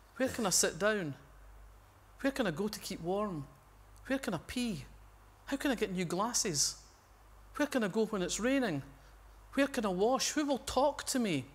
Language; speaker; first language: English; native; English